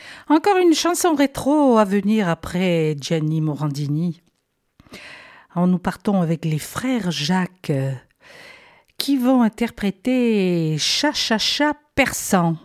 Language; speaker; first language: French; native; French